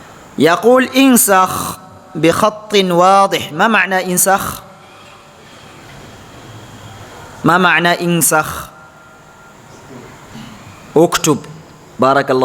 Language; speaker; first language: Arabic; non-native, fluent; Fula